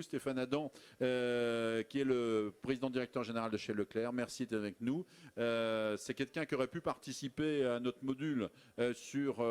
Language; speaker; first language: French; native; French